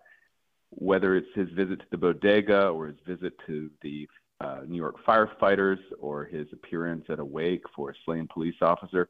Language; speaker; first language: English; native; English